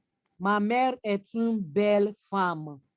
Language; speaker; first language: French; non-native, fluent; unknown